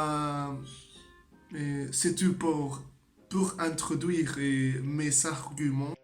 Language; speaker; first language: French; non-native, learner; Spanish